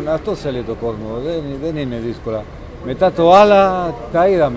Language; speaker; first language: Greek; non-native, learner; Spanish